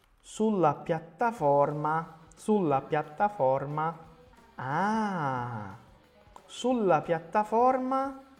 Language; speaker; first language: Italian; non-native, fluent; Portuguese